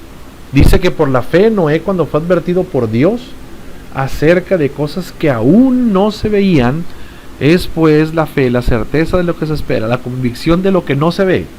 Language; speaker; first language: Spanish; native; Spanish